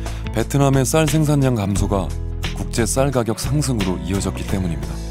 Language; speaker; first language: Korean; native; Korean